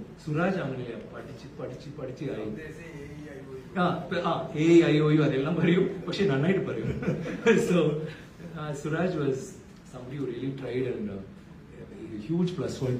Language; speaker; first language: Malayalam; non-native, learner; Tamil